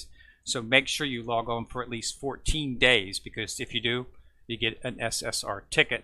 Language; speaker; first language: English; native; English